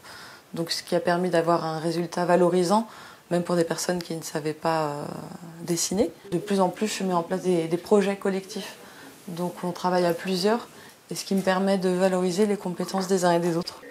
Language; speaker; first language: French; native; French